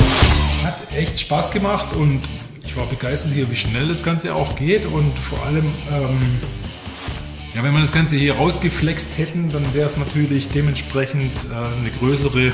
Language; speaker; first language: German; native; German